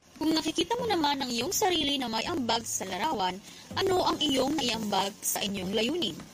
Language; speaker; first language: Filipino; non-native, local second language; Hiligaynon